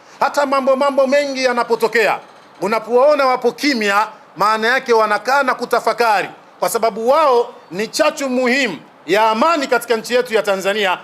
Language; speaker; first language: Swahili; native; Swahili